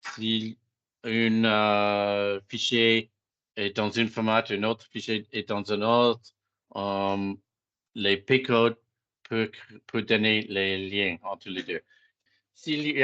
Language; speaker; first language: French; non-native, fluent; English